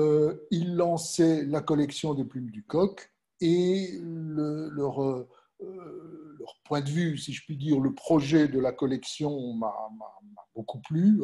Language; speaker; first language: French; native; French